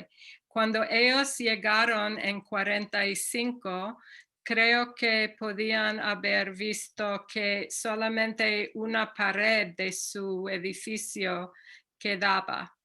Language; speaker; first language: Spanish; non-native, fluent; English